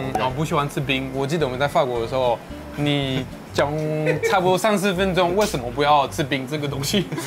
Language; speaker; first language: Chinese; non-native, fluent; French